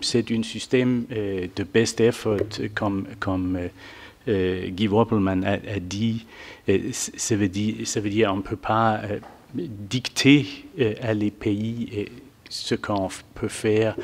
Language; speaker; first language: French; non-native, fluent; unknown